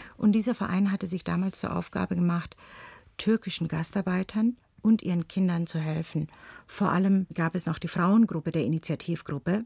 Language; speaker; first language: German; early bilingual, other home language; Turkish